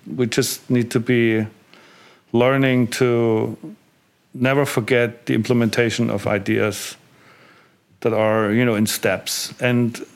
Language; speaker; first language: English; non-native, fluent; German